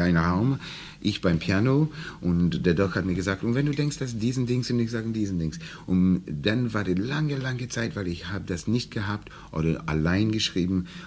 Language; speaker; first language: German; non-native, learner; English